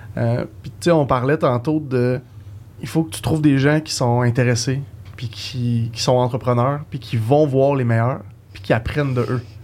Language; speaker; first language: French; native; French